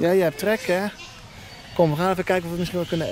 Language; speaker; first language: Dutch; native; Dutch